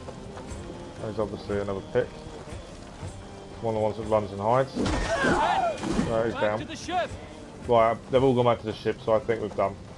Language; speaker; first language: English; native; English